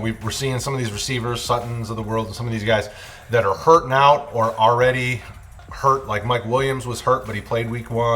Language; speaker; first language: English; native; English